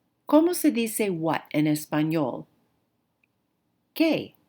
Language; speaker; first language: Spanish; non-native, fluent; English